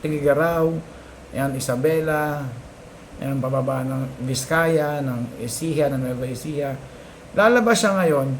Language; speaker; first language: Filipino; native; Filipino